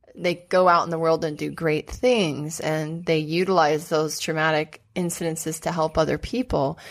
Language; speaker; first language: English; native; English